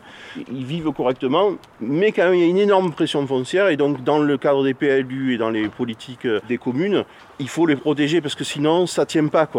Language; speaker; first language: French; native; French